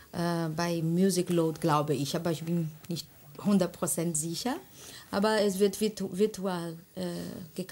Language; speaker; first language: German; non-native, learner; Portuguese